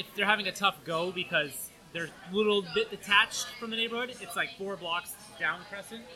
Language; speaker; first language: English; native; English